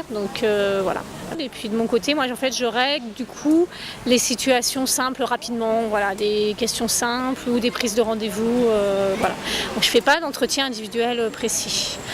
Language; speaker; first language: French; native; French